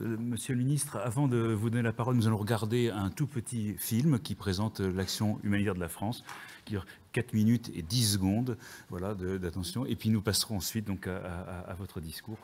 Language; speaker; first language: French; native; French